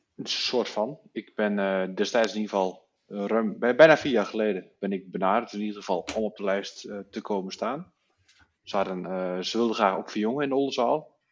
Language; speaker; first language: Dutch; native; Dutch